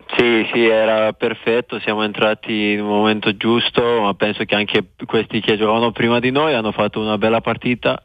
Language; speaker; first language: Italian; non-native, fluent; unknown